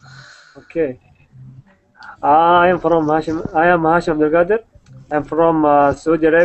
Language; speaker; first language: English; non-native, learner; Arabic